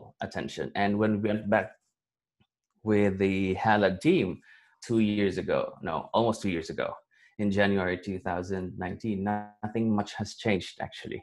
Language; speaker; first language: English; non-native, local second language; Cebuano